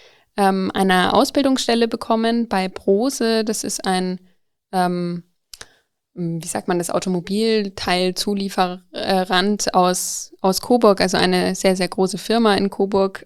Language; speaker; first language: German; native; German